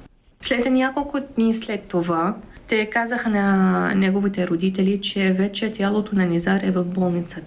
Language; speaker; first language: Bulgarian; non-native, fluent; Arabic